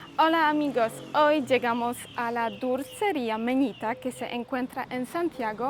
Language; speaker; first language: Spanish; non-native, fluent; Polish